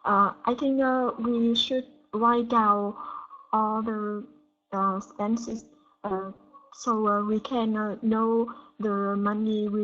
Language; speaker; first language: English; non-native, learner; Vietnamese